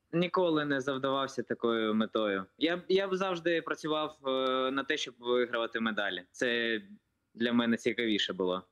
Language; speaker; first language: Ukrainian; non-native, local second language; Russian